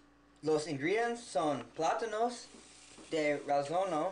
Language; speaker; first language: Spanish; non-native, learner; English